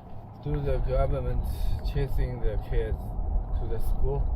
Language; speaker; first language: English; non-native, learner; Tibetan